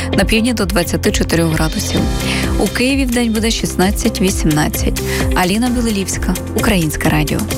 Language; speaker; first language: Ukrainian; native; Ukrainian